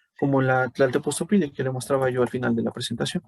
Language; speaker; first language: Spanish; native; Spanish